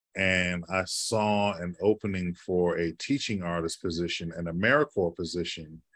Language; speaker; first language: English; native; English